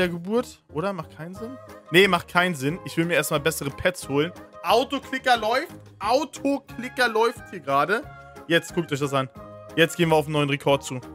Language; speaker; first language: German; native; German